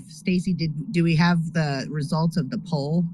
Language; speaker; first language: English; native; English